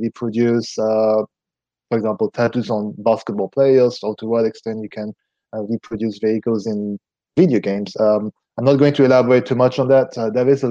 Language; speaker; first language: English; non-native, fluent; French